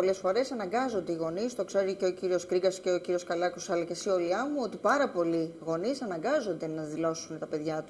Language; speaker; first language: Greek; native; Greek